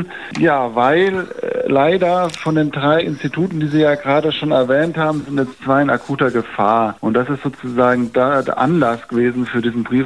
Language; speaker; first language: German; native; German